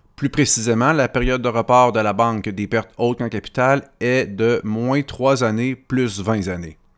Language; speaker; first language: French; native; French